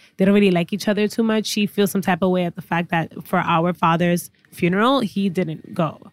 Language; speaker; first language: English; native; English